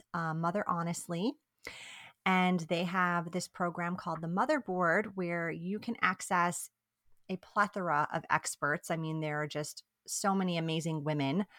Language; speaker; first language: English; early bilingual, other home language; Italian